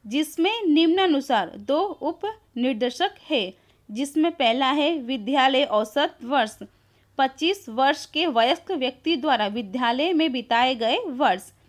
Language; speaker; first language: Hindi; non-native, local second language; Gujarati